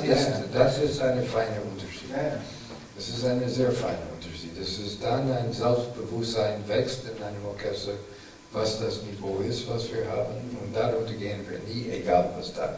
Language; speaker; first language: German; non-native, fluent; English